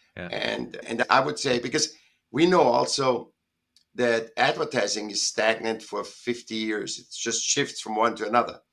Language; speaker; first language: English; non-native, fluent; German